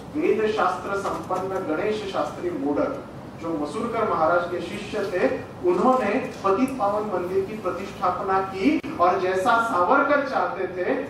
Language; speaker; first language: Hindi; non-native, local second language; Marathi